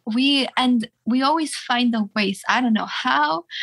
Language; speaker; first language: English; early bilingual, other home language; Russian